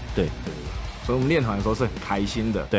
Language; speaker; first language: Chinese; native; Chinese